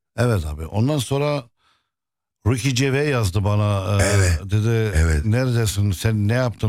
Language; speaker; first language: Turkish; early bilingual, heritage; Turkish